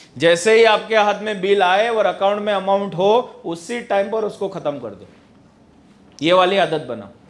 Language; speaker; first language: Hindi; non-native, local second language; Gujarati